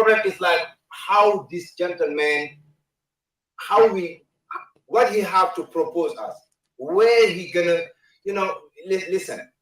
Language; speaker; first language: English; non-native, learner; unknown